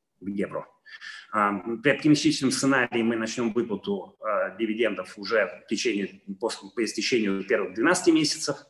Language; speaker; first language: Russian; non-native, fluent; Italian